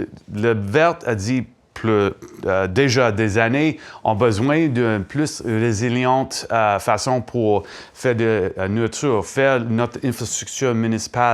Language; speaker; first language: French; non-native, learner; English